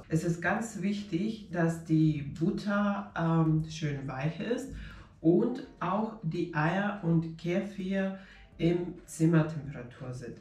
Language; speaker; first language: German; non-native, fluent; Finnish